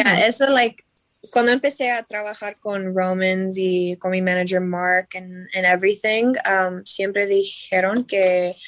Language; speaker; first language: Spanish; non-native, learner; English